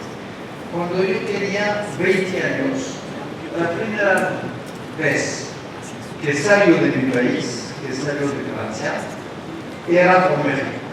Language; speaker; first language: Spanish; non-native, learner; French